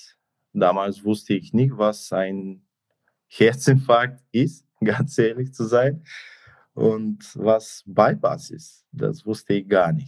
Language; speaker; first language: German; non-native, fluent; Bulgarian